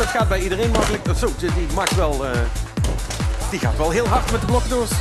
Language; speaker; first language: Dutch; native; Dutch